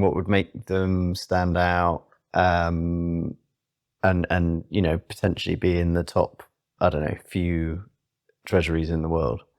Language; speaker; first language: English; native; English